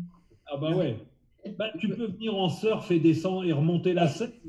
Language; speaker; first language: French; native; French